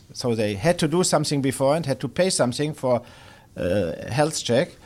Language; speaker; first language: English; non-native, fluent; German